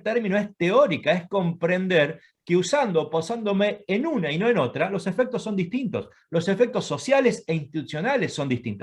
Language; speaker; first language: Spanish; native; Spanish